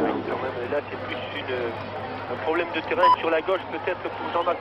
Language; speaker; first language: French; native; French